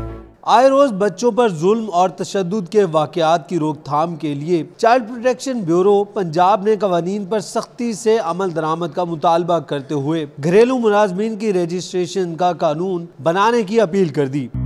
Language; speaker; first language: Urdu; native; Urdu